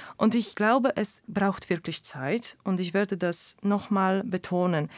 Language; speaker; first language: German; non-native, fluent; Polish